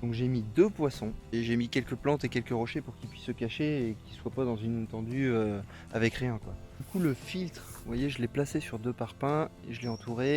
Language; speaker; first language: French; native; French